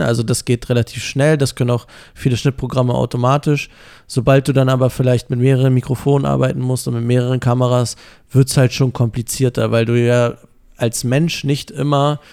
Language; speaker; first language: German; native; German